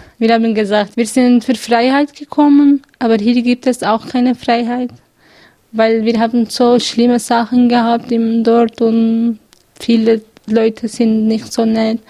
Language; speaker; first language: German; non-native, learner; Kurdish